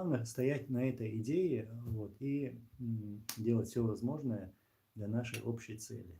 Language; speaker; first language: Russian; non-native, local second language; Chechen